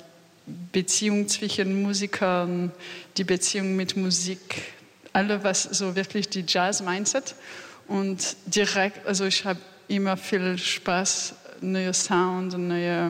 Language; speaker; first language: German; non-native, learner; French